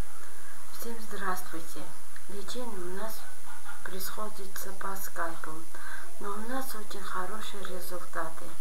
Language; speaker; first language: Russian; non-native, fluent; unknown